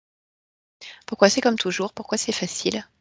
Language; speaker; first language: French; native; French